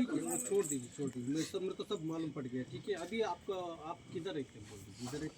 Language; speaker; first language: Hindi; non-native, local second language; Kannada